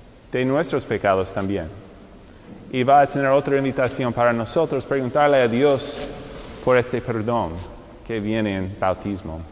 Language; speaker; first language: Spanish; non-native, fluent; English